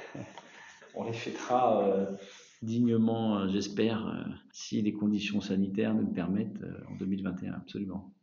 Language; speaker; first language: French; native; French